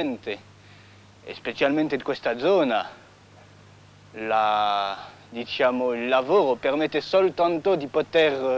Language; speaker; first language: Italian; non-native, fluent; French